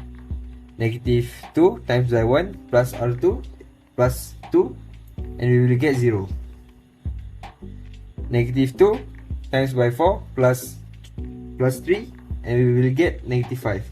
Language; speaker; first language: English; non-native, local second language; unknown